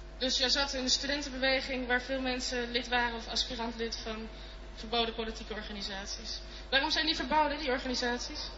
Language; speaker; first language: Dutch; native; Dutch